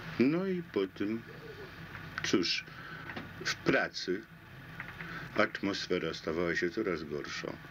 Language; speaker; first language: Polish; native; Polish